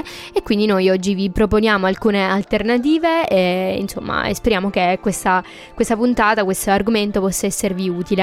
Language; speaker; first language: Italian; native; Italian